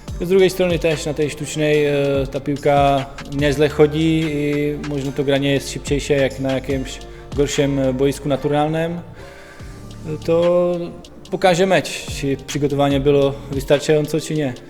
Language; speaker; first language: Polish; non-native, learner; Czech